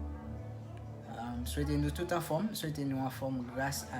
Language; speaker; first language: French; non-native, local second language; Haitian Creole